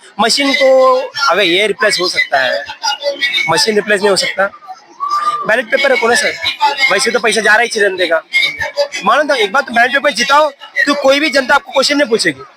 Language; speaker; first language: Hindi; non-native, local second language; Tamil